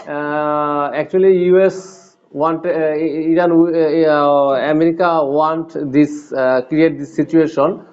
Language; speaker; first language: English; non-native, learner; Bangla